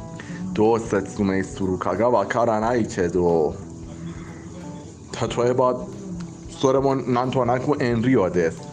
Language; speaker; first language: Japanese; non-native, learner; Persian